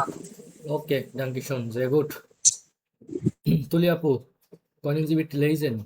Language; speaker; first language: German; non-native, learner; Bangla